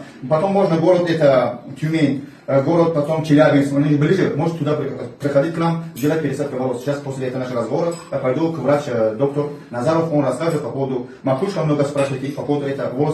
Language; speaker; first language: Russian; non-native, fluent; Tajik